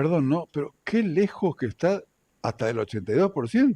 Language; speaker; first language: Spanish; native; Spanish